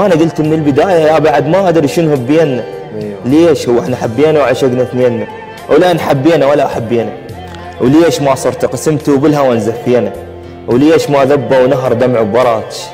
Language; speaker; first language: Arabic; native; Arabic